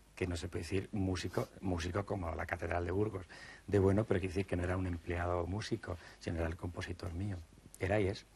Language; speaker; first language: Spanish; native; Spanish